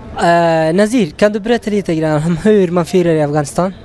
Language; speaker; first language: Swedish; non-native, learner; Tigrinya